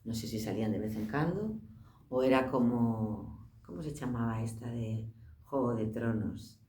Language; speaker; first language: Spanish; non-native, local second language; Galician